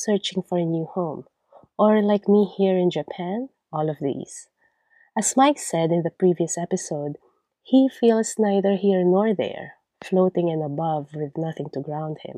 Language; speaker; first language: English; non-native, local second language; Filipino